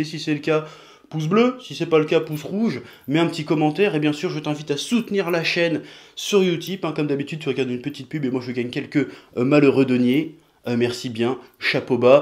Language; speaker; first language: French; native; French